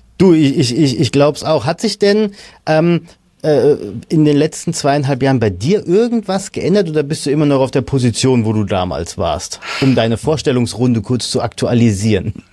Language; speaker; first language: German; native; German